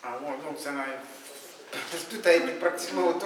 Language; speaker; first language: French; non-native, fluent; Russian